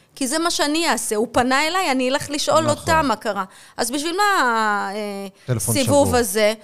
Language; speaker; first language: Hebrew; native; Hebrew